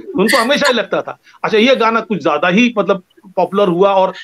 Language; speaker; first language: Hindi; non-native, local second language; Bangla